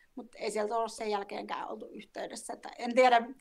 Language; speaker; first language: Finnish; native; Finnish